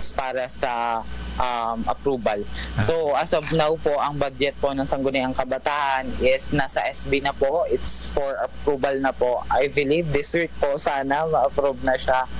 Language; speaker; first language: Filipino; native; Filipino